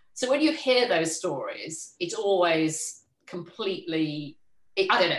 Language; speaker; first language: English; native; English